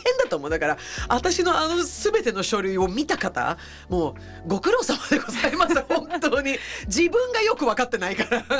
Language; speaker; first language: Japanese; non-native, fluent; Swedish